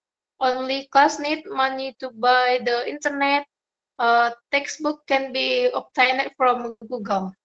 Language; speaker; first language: English; non-native, learner; Indonesian